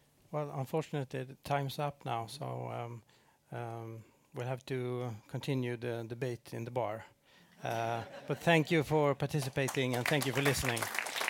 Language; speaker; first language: English; non-native, fluent; Swedish